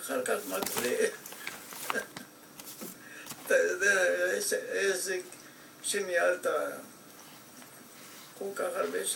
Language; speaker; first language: Hebrew; non-native, fluent; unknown